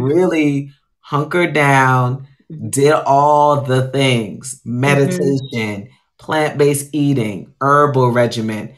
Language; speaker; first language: English; native; English